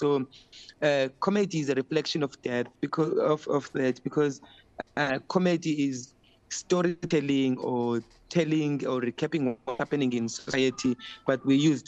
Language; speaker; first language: English; non-native, local second language; Xhosa